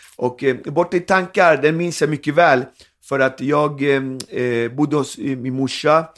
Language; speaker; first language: Swedish; native; Swedish